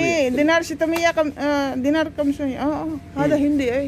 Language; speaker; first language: Arabic; non-native, learner; Filipino